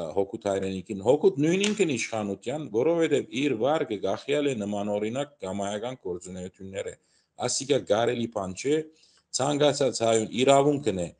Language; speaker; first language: Armenian; early bilingual, heritage; Armenian